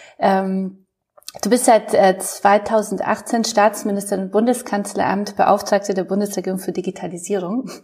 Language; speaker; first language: German; non-native, fluent; Polish